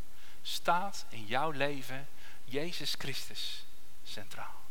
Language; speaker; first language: Dutch; native; Dutch